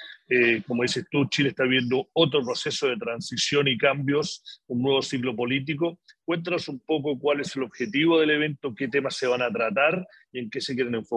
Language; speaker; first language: Spanish; native; Spanish